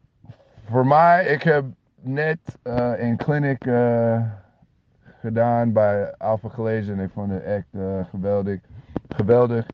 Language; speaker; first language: Dutch; non-native, learner; English